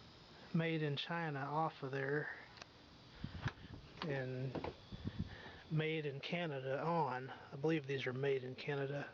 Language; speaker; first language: English; native; English